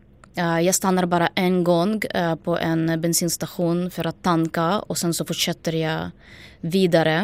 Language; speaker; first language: Swedish; non-native, fluent; Ukrainian